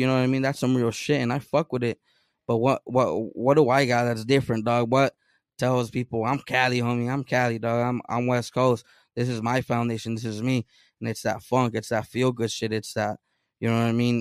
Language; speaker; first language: English; early bilingual, other home language; Spanish